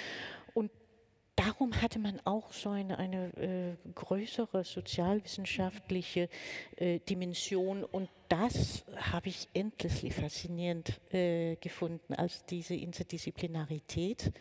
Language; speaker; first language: German; non-native, fluent; Danish